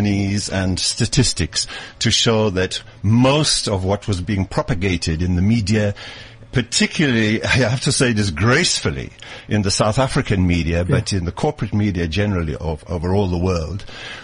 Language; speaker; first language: English; native; English